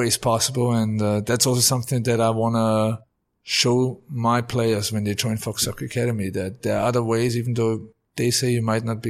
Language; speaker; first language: English; non-native, fluent; German